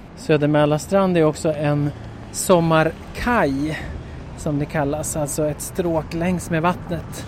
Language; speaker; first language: Swedish; native; Swedish